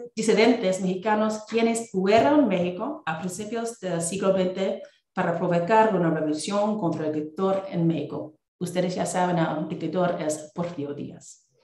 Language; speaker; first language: Spanish; non-native, fluent; English